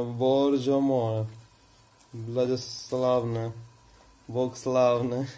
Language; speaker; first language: Russian; non-native, fluent; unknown